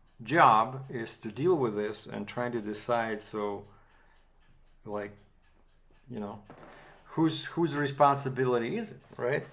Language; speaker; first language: English; non-native, fluent; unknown